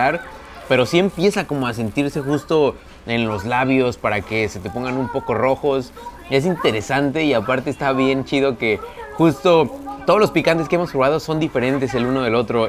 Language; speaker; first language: Spanish; native; Spanish